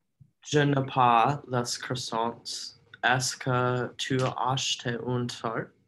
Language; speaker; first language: French; non-native, learner; English